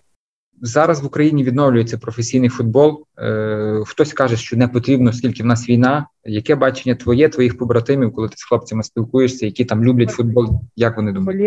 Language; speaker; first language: Ukrainian; native; Ukrainian